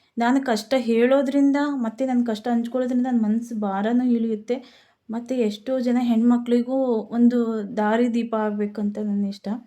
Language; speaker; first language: Kannada; native; Kannada